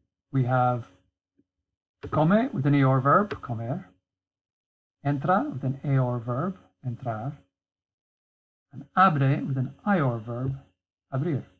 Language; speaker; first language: English; native; English